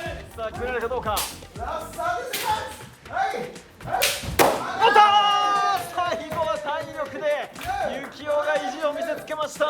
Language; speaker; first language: Japanese; native; Japanese